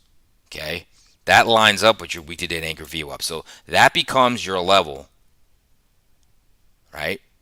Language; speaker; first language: English; native; English